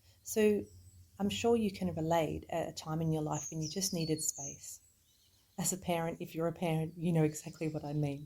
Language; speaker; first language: English; native; English